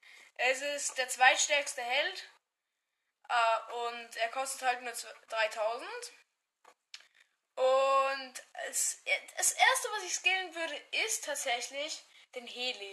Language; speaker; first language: German; native; German